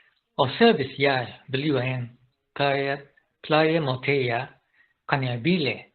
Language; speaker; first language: Danish; non-native, learner; Japanese